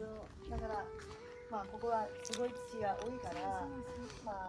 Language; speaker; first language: Japanese; non-native, fluent; Burmese